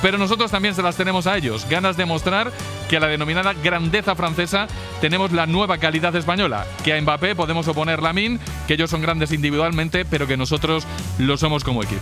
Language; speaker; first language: Spanish; native; Spanish